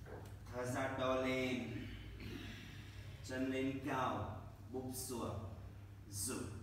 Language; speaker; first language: Vietnamese; non-native, learner; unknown